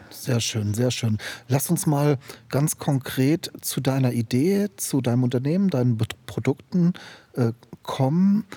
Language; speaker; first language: German; native; German